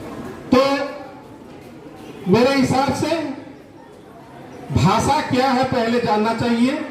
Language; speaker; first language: Hindi; non-native, local second language; Odia